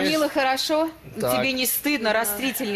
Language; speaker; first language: Russian; native; Russian